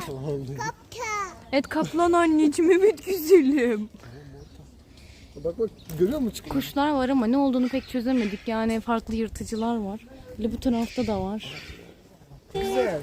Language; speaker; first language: Turkish; native; Turkish